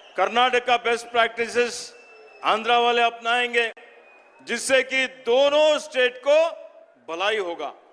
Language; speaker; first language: Hindi; non-native, local second language; Kannada